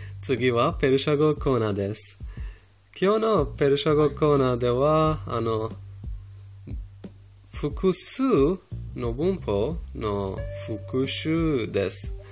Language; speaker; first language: Japanese; non-native, fluent; Persian